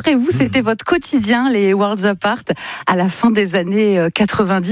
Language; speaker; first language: French; native; French